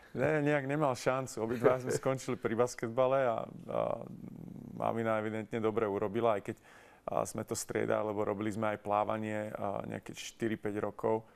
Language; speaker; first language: Slovak; native; Slovak